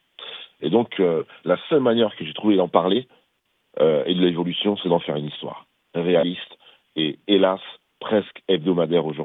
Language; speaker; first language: French; early bilingual, other home language; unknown